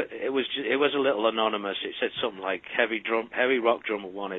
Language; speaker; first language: English; native; English